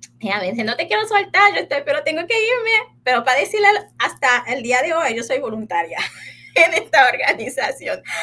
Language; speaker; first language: Spanish; non-native, fluent; Haitian Creole